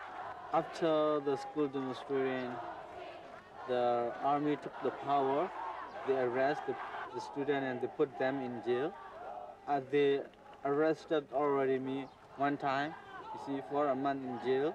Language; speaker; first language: English; non-native, learner; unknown